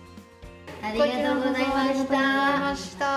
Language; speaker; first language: Japanese; non-native, fluent; Burmese